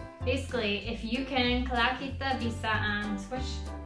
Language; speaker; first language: English; native; English